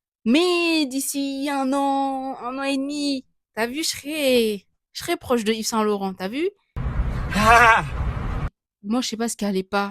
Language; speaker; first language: French; native; French